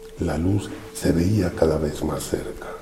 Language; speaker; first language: Spanish; native; Spanish